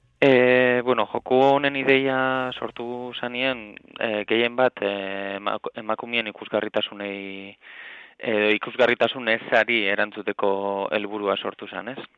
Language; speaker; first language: Basque; native; Basque